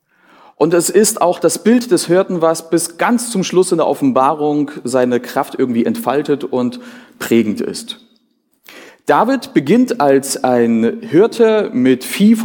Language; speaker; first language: German; native; German